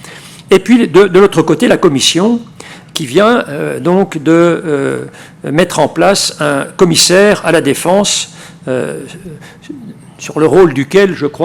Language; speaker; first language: French; native; French